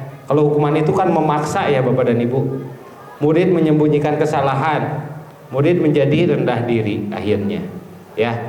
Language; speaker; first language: Indonesian; native; Indonesian